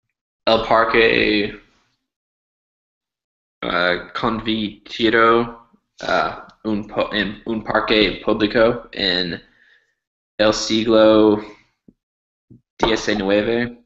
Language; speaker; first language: Spanish; non-native, learner; English